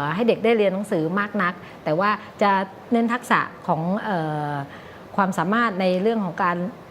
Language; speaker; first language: Thai; native; Thai